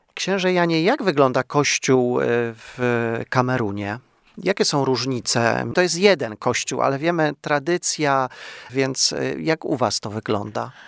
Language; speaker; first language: Polish; native; Polish